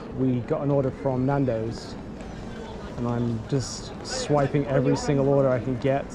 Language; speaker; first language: English; native; English